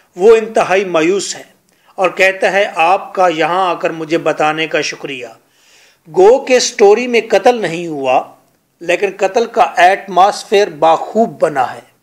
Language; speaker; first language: Urdu; non-native, local second language; Punjabi